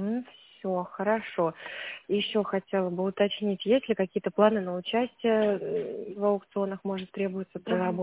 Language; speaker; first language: Russian; native; Russian